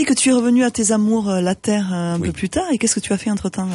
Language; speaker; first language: French; native; French